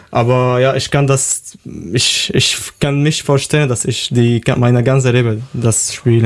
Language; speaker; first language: German; non-native, learner; Arabic